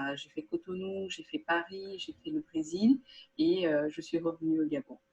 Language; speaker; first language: French; non-native, local second language; Portuguese